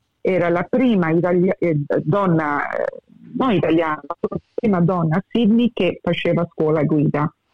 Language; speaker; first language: Italian; early bilingual, heritage; English